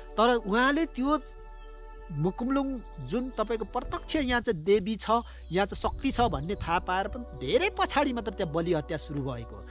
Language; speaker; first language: Nepali; non-native, local second language; Limburgish